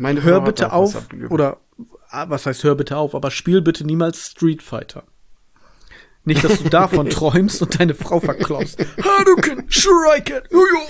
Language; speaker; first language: German; native; German